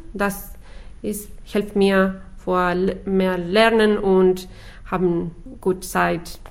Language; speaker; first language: German; non-native, learner; Spanish